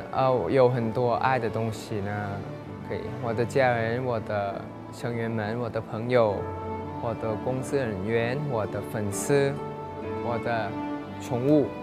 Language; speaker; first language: Chinese; non-native, fluent; Thai